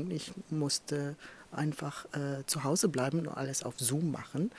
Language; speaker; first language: German; non-native, fluent; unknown